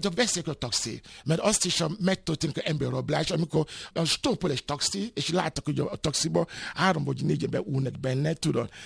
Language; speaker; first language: Hungarian; non-native, learner; Yoruba